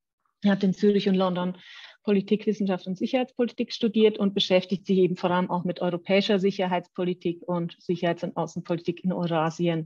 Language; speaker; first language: German; native; German